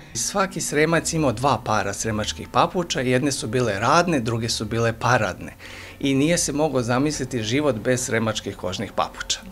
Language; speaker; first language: Serbian; native; Serbian